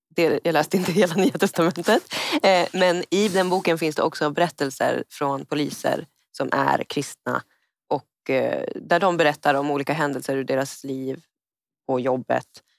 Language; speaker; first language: Swedish; native; Swedish